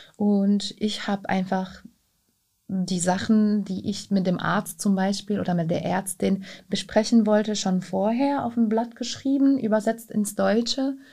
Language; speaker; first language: German; non-native, fluent; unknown